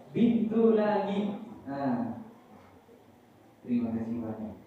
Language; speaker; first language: Indonesian; non-native, fluent; Arabic